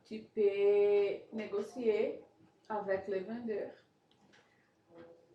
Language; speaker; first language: French; non-native, learner; Portuguese